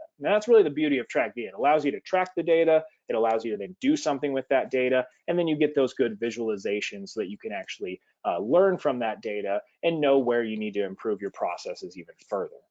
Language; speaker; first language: English; native; English